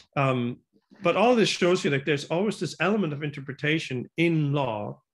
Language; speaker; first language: English; non-native, fluent; German